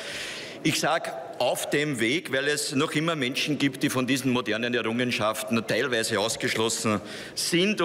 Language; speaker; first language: German; native; German